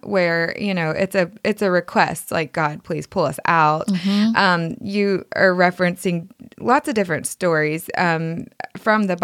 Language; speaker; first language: English; native; English